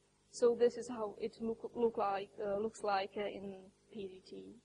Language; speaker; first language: English; non-native, fluent; Czech